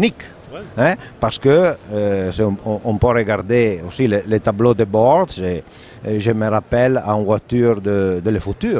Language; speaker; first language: French; non-native, fluent; Italian